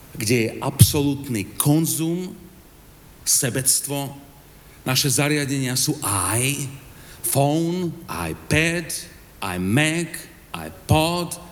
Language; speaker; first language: Slovak; native; Slovak